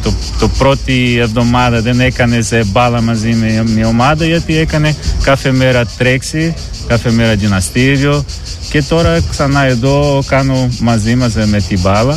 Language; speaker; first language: Greek; non-native, learner; Portuguese